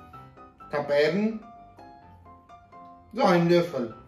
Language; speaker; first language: German; non-native, fluent; Romanian